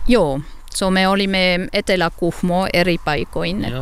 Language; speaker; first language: Finnish; non-native, learner; French